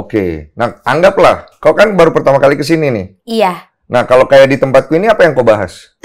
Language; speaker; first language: Indonesian; native; Indonesian